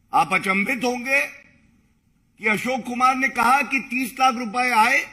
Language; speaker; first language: Hindi; native; Hindi